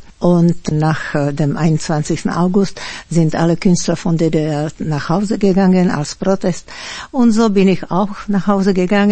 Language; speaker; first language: German; non-native, fluent; Slovak